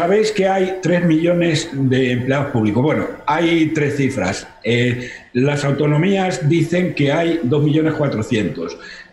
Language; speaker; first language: Spanish; native; Spanish